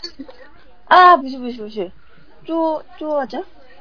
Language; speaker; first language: Chinese; non-native, learner; Korean